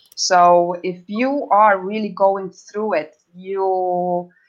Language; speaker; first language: English; non-native, fluent; Estonian